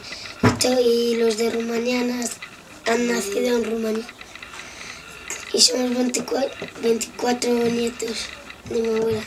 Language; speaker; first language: Spanish; early bilingual, other home language; Romanian